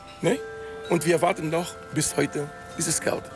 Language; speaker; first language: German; non-native, learner; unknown